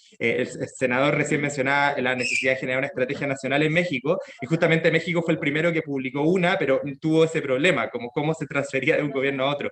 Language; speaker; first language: Spanish; native; Spanish